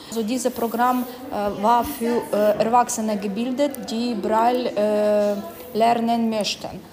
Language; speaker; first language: German; non-native, learner; Ukrainian